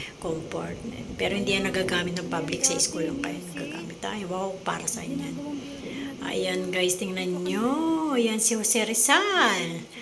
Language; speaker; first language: Filipino; native; Filipino